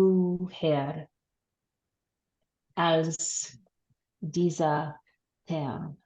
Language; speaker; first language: German; non-native, learner; English